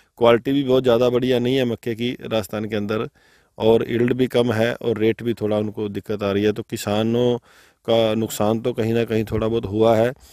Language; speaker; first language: Hindi; non-native, local second language; Punjabi